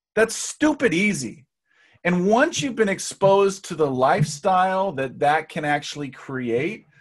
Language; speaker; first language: English; native; English